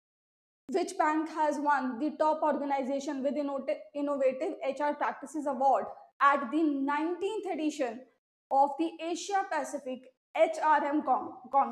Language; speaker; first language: English; non-native, local second language; Hindi